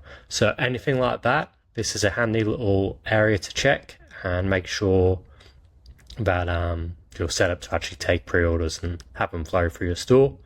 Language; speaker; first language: English; native; English